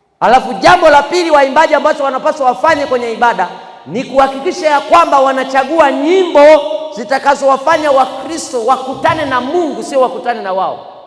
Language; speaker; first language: Swahili; native; Swahili